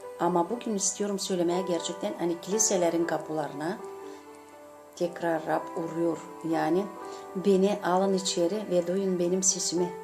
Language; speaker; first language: Turkish; non-native, fluent; Gagauz